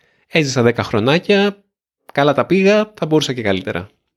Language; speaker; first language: Greek; native; Greek